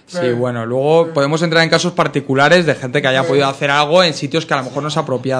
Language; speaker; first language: Spanish; native; Spanish